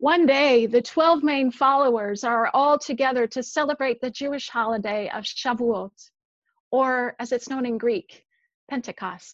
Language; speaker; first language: English; native; English